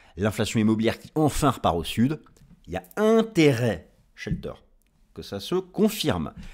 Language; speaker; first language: French; native; French